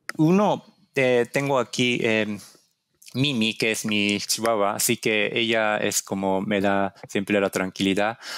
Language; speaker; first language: Spanish; non-native, fluent; Japanese